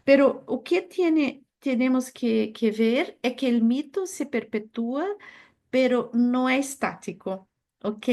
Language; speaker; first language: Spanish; non-native, fluent; Portuguese